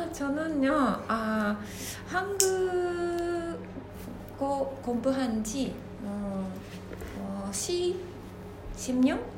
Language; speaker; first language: Korean; non-native, fluent; Japanese